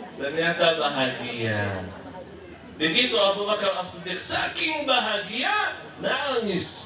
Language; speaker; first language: Malay; non-native, fluent; Arabic